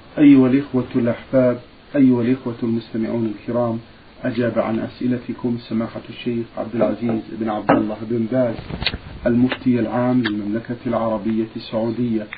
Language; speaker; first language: Arabic; native; Arabic